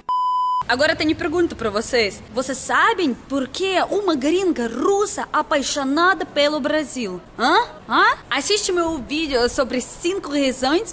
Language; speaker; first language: Portuguese; non-native, learner; Russian